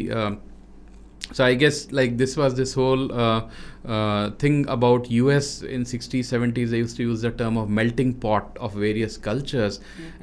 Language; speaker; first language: English; non-native, local second language; Hindi